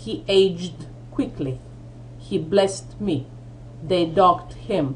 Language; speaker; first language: English; non-native, fluent; Bulgarian